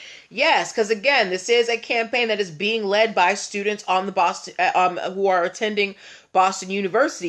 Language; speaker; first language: English; native; English